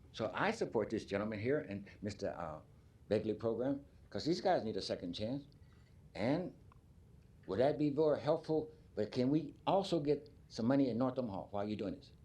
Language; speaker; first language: English; native; English